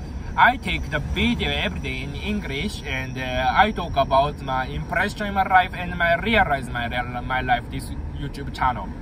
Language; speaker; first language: English; non-native, learner; Japanese